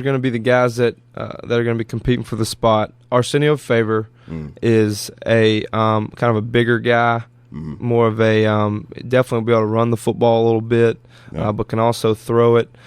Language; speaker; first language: English; native; English